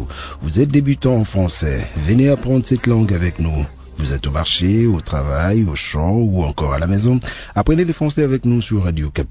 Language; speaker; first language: French; native; French